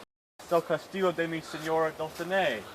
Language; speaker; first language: Spanish; non-native, learner; English